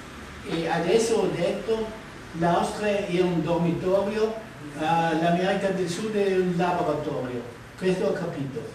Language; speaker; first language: Italian; non-native, fluent; German